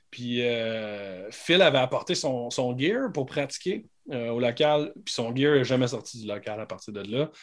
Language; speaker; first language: French; native; French